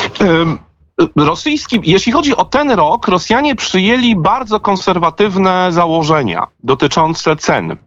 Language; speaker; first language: Polish; native; Polish